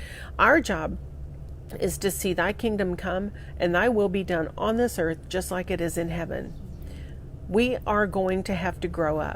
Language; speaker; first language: English; native; English